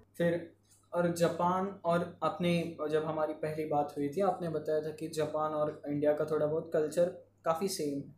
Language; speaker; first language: Hindi; non-native, local second language; Marathi